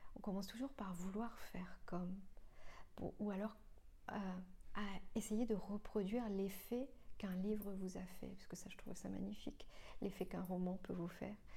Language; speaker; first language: French; non-native, local second language; Morisyen